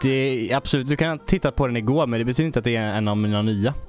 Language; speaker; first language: Swedish; native; Swedish